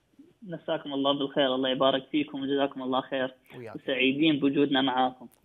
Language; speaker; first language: Arabic; native; Arabic